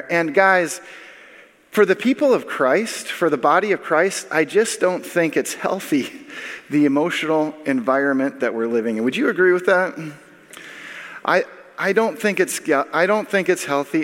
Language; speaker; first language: English; native; English